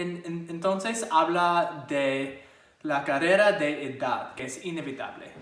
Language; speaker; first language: Spanish; non-native, learner; English